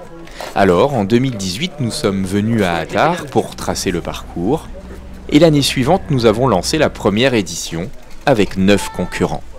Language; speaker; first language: French; native; French